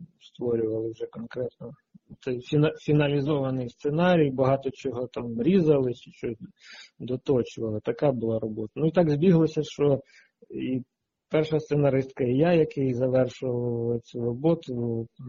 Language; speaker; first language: Ukrainian; native; Ukrainian